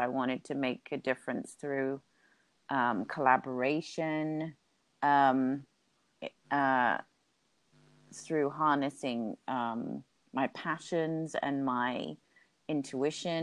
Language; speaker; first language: English; native; English